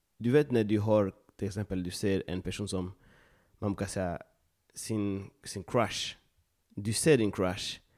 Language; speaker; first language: Swedish; non-native, fluent; Lingala